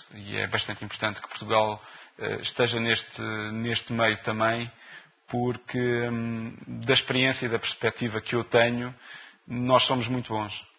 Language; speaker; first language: Portuguese; native; Portuguese